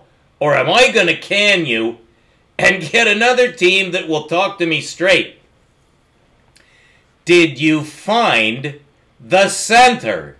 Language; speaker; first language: English; native; English